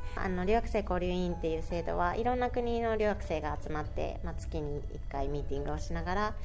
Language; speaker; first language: Japanese; native; Japanese